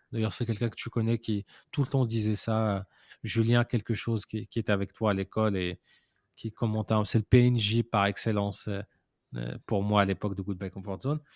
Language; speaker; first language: French; non-native, local second language; Arabic